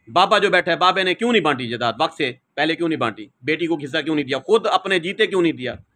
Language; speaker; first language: Urdu; non-native, local second language; Saraiki